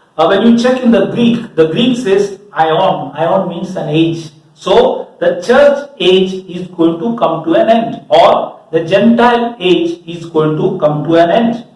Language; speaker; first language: English; non-native, local second language; Malayalam